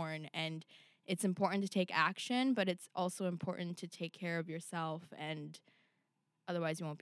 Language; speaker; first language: English; non-native, local second language; Urdu